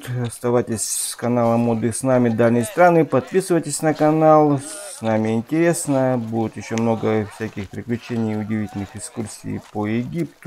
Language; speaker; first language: Russian; native; Russian